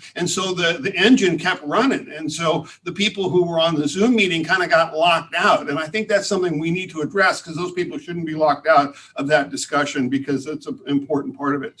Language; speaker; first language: English; native; English